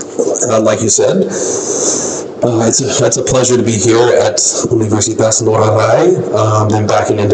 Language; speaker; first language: English; non-native, fluent; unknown